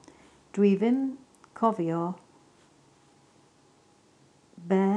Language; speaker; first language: Welsh; non-native, learner; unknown